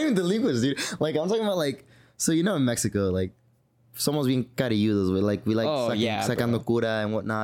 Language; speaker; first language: English; native; English